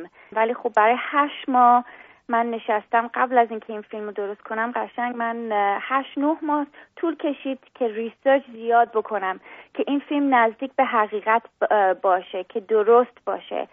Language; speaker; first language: Persian; early bilingual, heritage; Persian